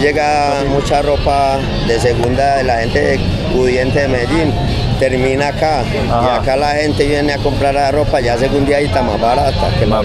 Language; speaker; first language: Spanish; native; Spanish